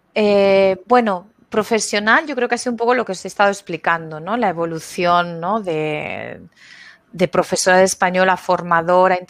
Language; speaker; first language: Spanish; native; Spanish